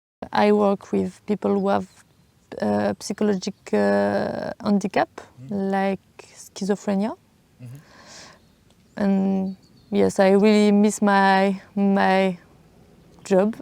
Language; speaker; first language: English; non-native, learner; French